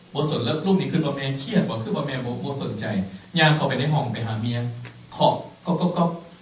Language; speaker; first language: Thai; non-native, local second language; Lao